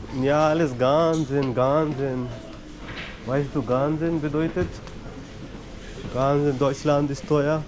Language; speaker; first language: German; non-native, learner; Hindi